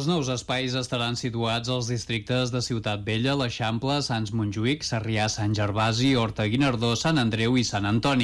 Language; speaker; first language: Catalan; native; Catalan